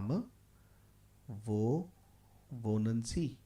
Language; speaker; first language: German; non-native, fluent; Hindi